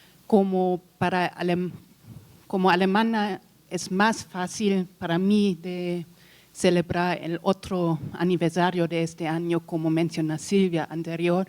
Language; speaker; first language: Spanish; non-native, learner; German